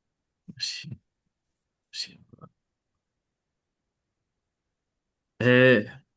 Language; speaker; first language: Japanese; non-native, learner; English